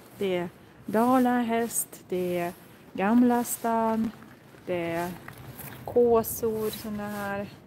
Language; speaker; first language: Swedish; non-native, fluent; Russian